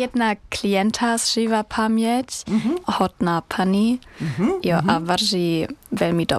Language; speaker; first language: Czech; non-native, learner; German